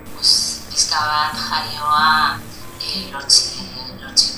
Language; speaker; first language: Basque; non-native, learner; Spanish